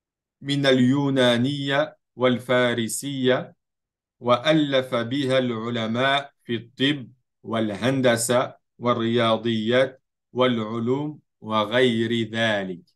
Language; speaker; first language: Arabic; non-native, fluent; French